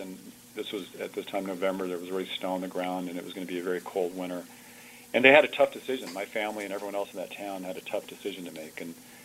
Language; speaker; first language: English; early bilingual, other home language; Italian